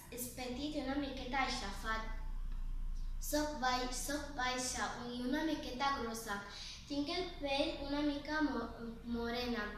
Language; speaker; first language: Catalan; early bilingual, other home language; Arabic